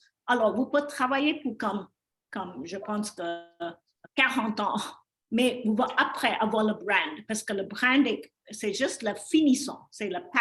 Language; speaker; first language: French; non-native, learner; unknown